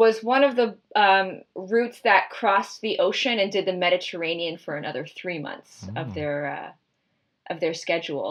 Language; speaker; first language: English; native; English